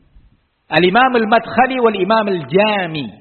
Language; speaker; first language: Arabic; non-native, fluent; Indonesian